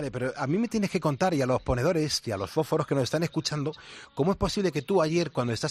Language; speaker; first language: Spanish; native; Spanish